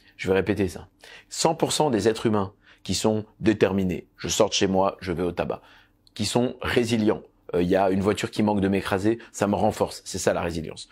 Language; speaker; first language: French; native; French